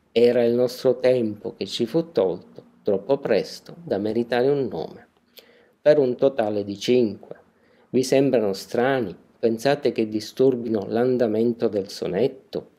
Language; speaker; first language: Italian; native; Italian